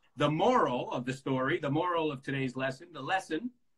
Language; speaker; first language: English; native; English